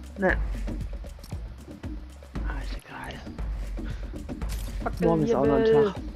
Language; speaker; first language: German; native; German